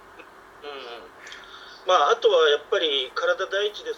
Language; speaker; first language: Japanese; native; Japanese